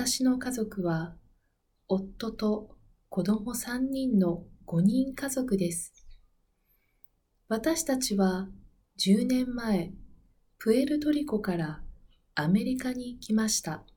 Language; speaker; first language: Japanese; non-native, learner; Spanish